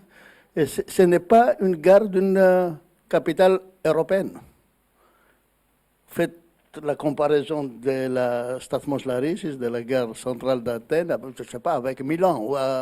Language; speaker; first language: French; non-native, fluent; Greek